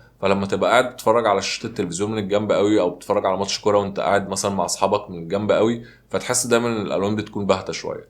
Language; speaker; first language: Arabic; native; Arabic